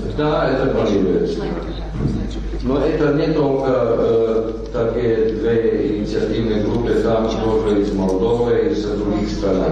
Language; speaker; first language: Russian; non-native, learner; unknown